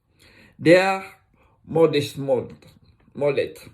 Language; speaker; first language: Swedish; non-native, learner; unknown